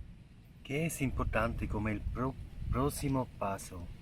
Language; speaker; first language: Spanish; non-native, learner; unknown